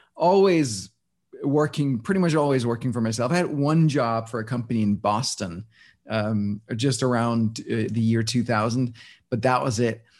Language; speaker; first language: English; non-native, fluent; Danish